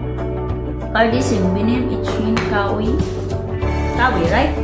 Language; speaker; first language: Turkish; non-native, learner; Filipino